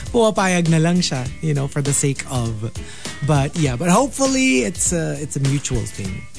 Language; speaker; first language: English; non-native, local second language; Filipino